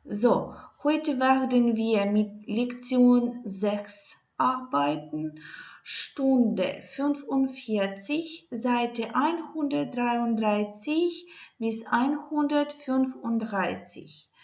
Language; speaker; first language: German; non-native, learner; Ukrainian